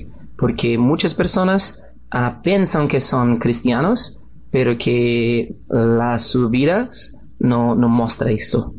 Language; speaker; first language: Spanish; non-native, learner; Portuguese